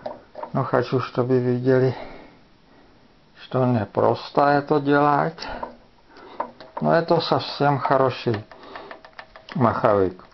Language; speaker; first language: Russian; non-native, fluent; Czech